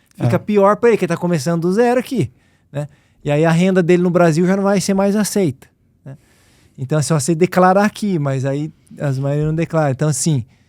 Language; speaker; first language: Portuguese; native; Portuguese